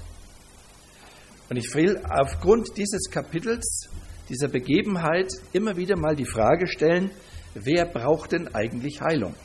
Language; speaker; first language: German; native; German